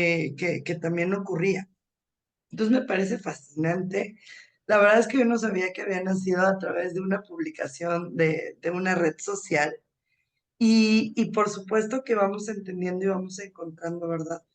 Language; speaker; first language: Spanish; native; Spanish